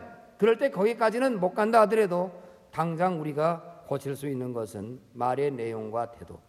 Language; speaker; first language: Korean; native; Korean